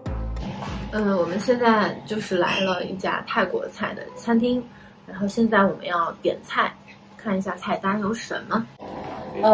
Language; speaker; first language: Chinese; native; Chinese